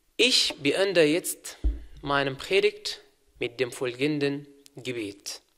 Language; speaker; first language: German; non-native, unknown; Arabic